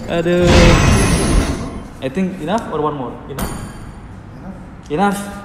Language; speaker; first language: English; non-native, learner; Indonesian